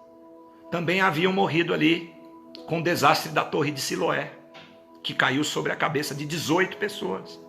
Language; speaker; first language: Portuguese; native; Portuguese